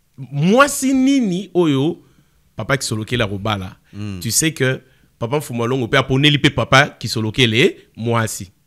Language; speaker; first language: Lingala; non-native, local second language; Kongo